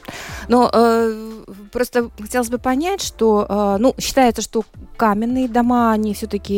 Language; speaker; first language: Russian; native; Russian